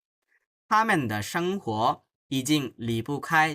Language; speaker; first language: Chinese; non-native, fluent; Bangla